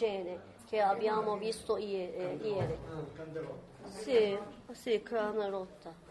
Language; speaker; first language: Italian; non-native, learner; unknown